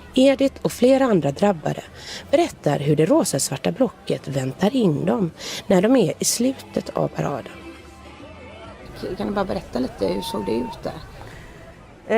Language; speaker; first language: Swedish; native; Swedish